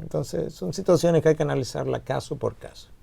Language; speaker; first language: Spanish; native; Spanish